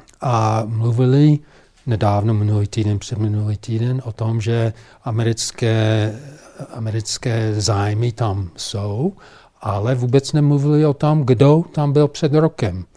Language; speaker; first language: Czech; non-native, fluent; English